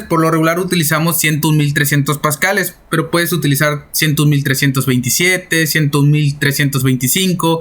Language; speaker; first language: Spanish; native; Spanish